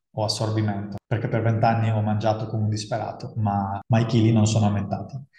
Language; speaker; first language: Italian; early bilingual, other home language; Dutch